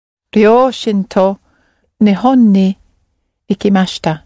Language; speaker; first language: Japanese; non-native, learner; English